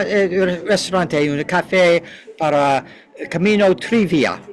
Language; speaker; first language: Spanish; non-native, learner; English